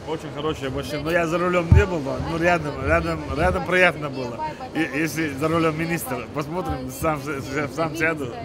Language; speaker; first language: Russian; non-native, local second language; Chechen